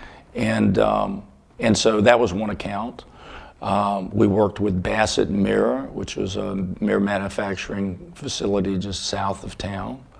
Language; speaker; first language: English; native; English